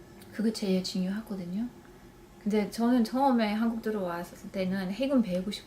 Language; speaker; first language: Korean; non-native, fluent; English